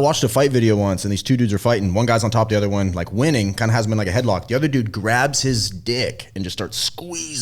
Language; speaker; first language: English; native; English